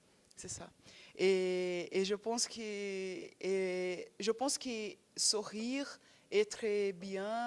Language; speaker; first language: French; non-native, fluent; Portuguese